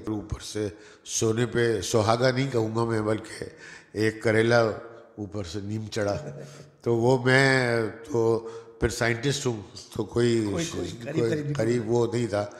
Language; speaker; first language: Urdu; non-native, local second language; Gujarati